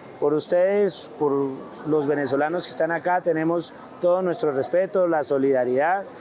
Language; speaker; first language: Spanish; native; Spanish